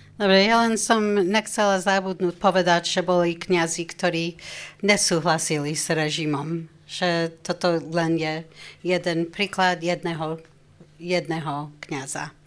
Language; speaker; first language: Slovak; non-native, fluent; English